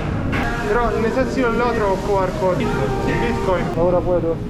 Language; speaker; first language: Spanish; non-native, learner; Italian